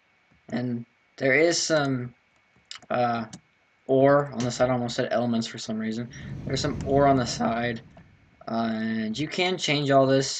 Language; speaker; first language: English; native; English